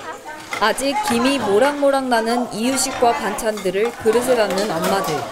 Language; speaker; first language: Korean; native; Korean